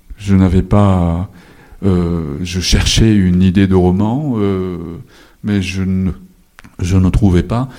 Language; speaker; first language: French; non-native, fluent; Japanese